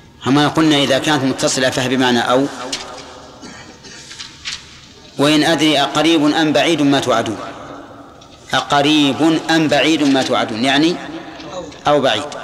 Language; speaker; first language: Arabic; native; Arabic